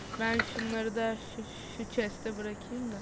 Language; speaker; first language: Turkish; native; Turkish